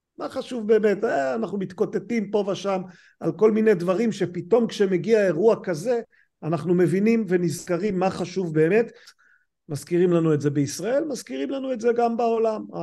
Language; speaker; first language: Hebrew; native; Hebrew